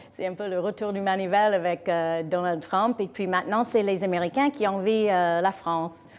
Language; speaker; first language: French; non-native, fluent; English